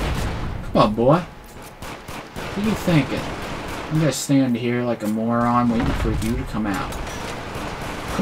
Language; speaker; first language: English; native; English